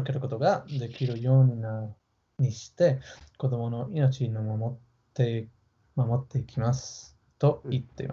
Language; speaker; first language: Japanese; non-native, learner; English